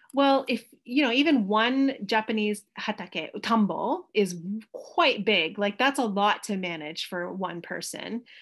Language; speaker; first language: English; native; English